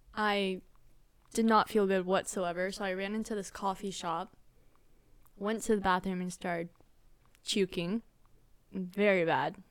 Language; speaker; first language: English; native; English